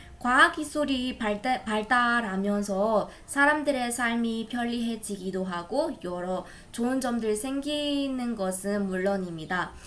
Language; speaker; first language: Korean; non-native, fluent; Burmese